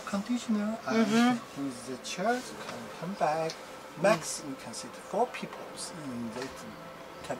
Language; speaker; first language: English; non-native, learner; Chinese